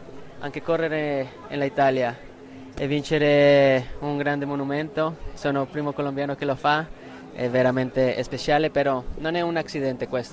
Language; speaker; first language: Italian; non-native, fluent; Spanish